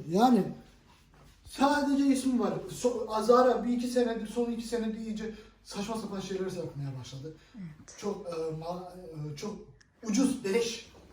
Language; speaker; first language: Turkish; early bilingual, heritage; Turkish